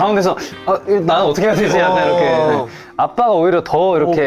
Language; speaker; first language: Korean; native; Korean